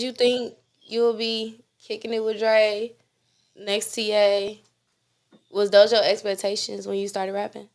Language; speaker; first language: English; native; English